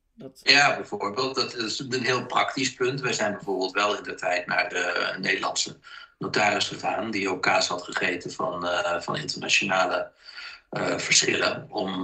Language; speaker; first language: Dutch; native; Dutch